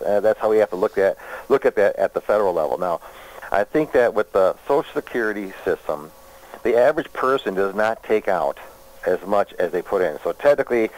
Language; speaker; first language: English; native; English